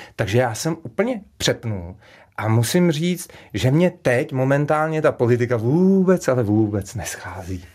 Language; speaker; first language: Czech; native; Czech